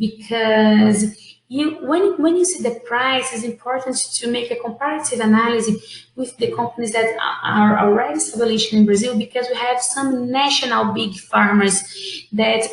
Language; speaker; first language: English; non-native, fluent; Portuguese